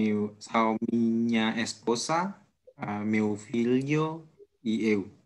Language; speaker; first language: Portuguese; non-native, learner; Indonesian